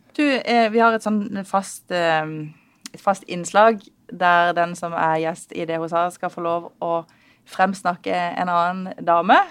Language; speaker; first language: Norwegian; native; Norwegian